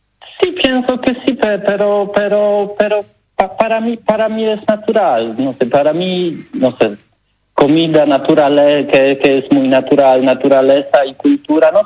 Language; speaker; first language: Spanish; non-native, learner; Polish